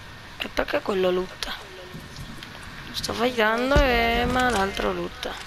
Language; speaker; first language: Italian; native; Italian